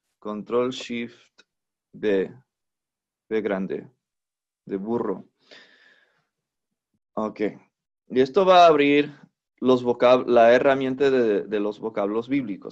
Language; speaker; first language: Spanish; non-native, fluent; English